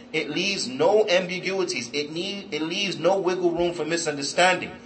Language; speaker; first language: English; native; English